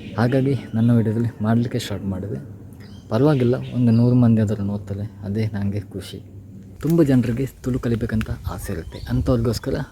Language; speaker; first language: Kannada; non-native, local second language; Tulu